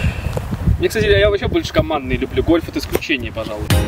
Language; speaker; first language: Russian; native; Russian